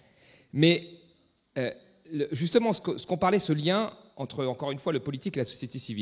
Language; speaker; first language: French; native; French